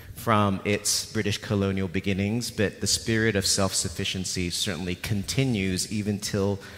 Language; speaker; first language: English; non-native, local second language; Cantonese